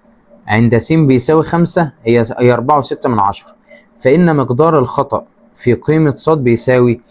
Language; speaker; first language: Arabic; native; Arabic